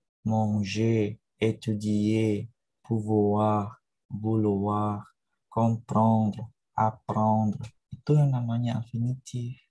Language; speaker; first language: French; non-native, fluent; Indonesian